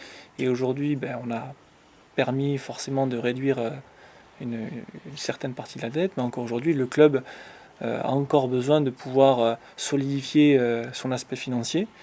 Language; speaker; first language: French; native; French